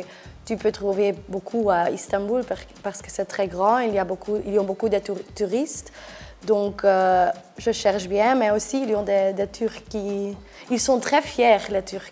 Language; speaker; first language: French; non-native, local second language; Dutch